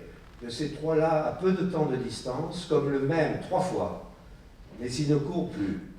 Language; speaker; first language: French; native; French